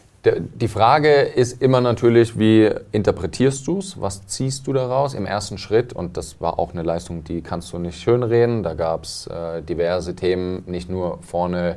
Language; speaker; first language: German; native; German